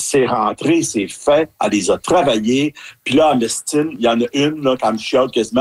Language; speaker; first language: French; native; French